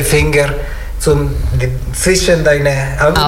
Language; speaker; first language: German; non-native, learner; Italian